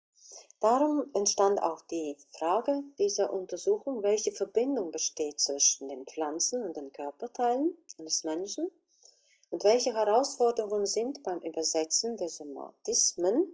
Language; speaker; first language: German; non-native, fluent; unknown